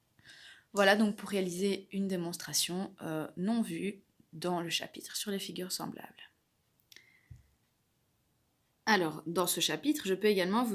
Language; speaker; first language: French; native; French